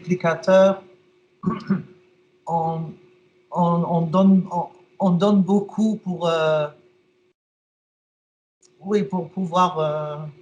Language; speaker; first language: French; non-native, fluent; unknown